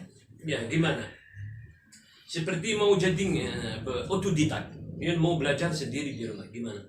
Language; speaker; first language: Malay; non-native, fluent; Arabic